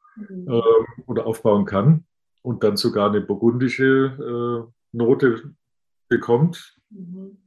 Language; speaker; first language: German; native; German